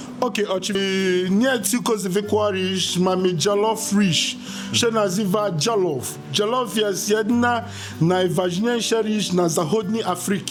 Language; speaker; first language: Polish; non-native, learner; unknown